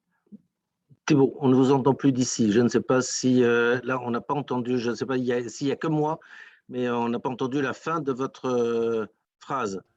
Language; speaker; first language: French; native; French